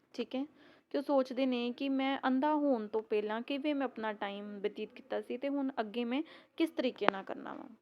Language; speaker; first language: Hindi; non-native, local second language; Punjabi